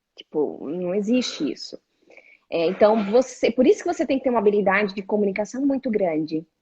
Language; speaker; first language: Portuguese; native; Portuguese